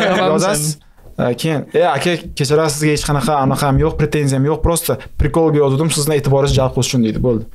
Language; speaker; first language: Uzbek; non-native, local second language; Russian